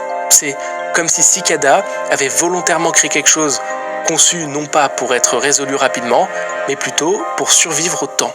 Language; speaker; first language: French; native; French